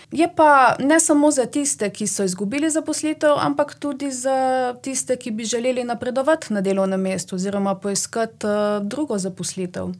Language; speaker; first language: Slovenian; native; Slovenian